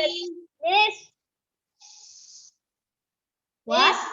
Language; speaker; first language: English; non-native, learner; Indonesian